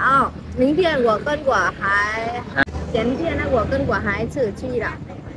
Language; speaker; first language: Chinese; non-native, learner; Vietnamese